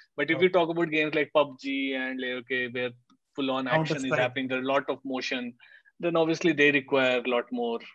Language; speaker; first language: English; non-native, local second language; Hindi